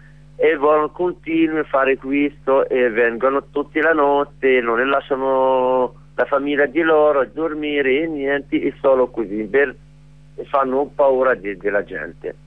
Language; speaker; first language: Italian; non-native, learner; Arabic